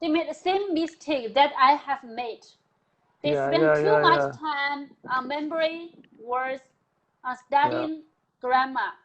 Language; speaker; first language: English; non-native, learner; Chinese